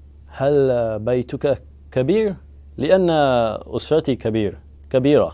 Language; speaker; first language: Arabic; non-native, learner; English